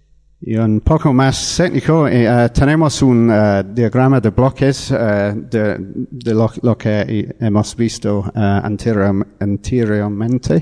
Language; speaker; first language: Spanish; non-native, fluent; English